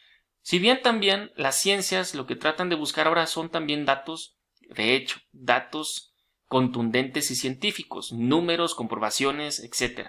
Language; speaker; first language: Spanish; native; Spanish